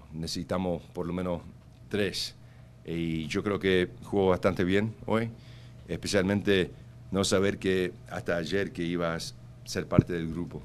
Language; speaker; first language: Spanish; early bilingual, heritage; Spanish